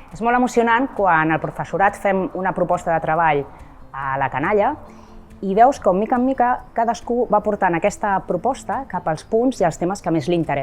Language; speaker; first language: Catalan; native; Catalan